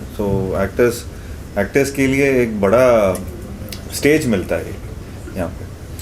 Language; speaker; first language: Hindi; non-native, local second language; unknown